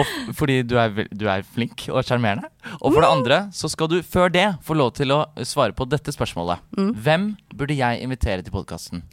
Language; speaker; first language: Norwegian; native; Norwegian